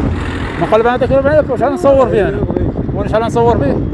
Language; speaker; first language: Arabic; native; Arabic